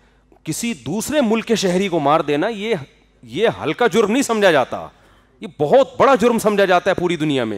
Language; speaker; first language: Urdu; native; Urdu